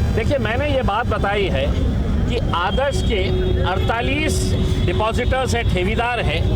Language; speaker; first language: Urdu; native; Urdu